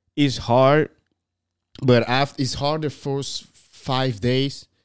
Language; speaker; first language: English; non-native, fluent; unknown